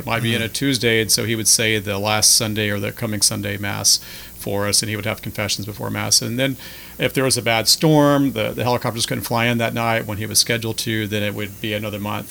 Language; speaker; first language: English; native; English